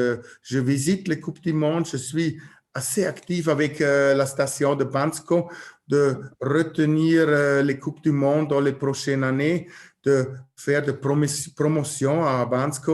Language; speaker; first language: French; non-native, learner; German